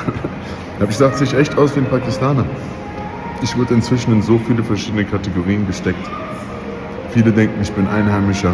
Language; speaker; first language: German; native; German